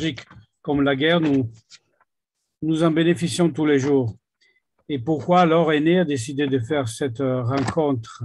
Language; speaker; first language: French; non-native, fluent; Italian